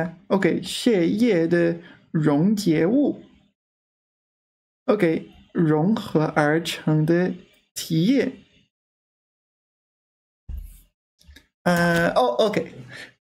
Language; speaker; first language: Chinese; non-native, learner; English